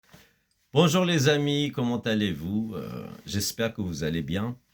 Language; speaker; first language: French; non-native, fluent; Kurdish